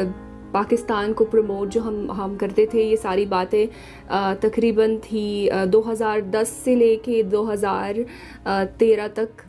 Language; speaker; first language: Hindi; non-native, fluent; Arabic